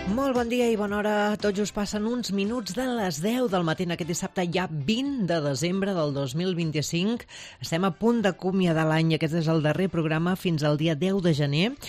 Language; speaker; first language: Catalan; native; Catalan